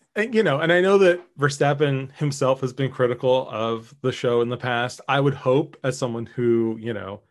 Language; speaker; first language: English; native; English